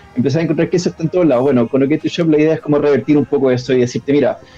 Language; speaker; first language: Spanish; native; Spanish